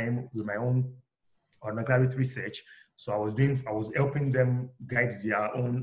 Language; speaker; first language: English; non-native, local second language; Yoruba